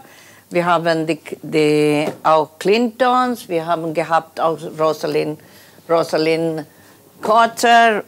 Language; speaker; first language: German; non-native, learner; Polish